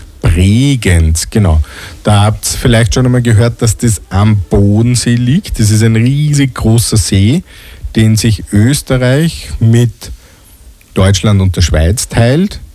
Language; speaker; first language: German; native; German